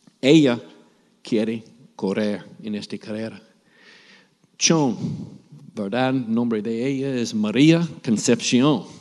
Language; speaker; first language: Spanish; non-native, learner; English